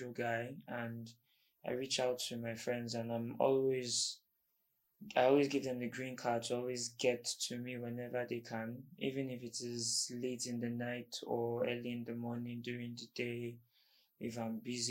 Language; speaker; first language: English; non-native, local second language; Igbo